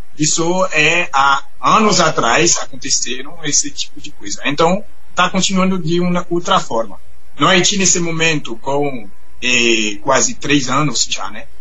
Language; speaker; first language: Portuguese; non-native, fluent; Haitian Creole